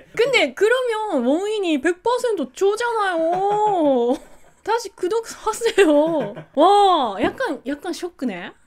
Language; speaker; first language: Korean; non-native, learner; Japanese